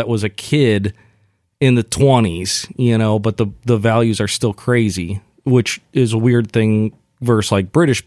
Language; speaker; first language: English; native; English